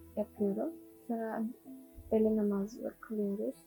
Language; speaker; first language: Turkish; non-native, learner; Chinese